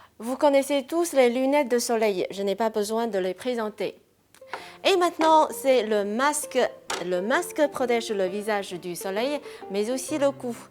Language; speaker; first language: French; non-native, fluent; Chinese